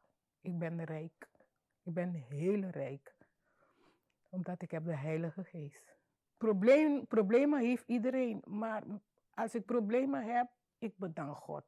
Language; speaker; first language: Dutch; non-native, local second language; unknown